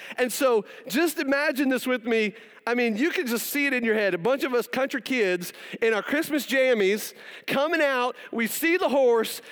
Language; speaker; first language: English; native; English